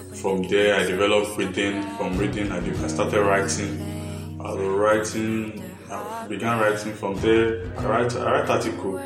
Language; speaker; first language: English; non-native, local second language; Yoruba